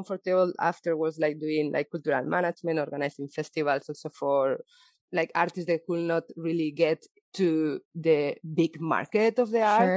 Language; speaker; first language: English; non-native, fluent; Spanish